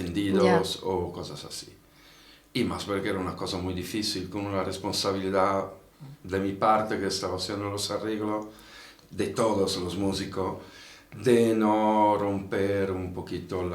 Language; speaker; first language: Spanish; non-native, fluent; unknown